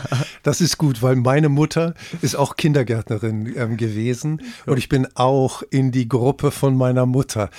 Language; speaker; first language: German; native; German